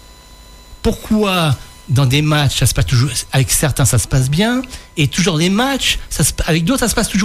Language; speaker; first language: French; native; French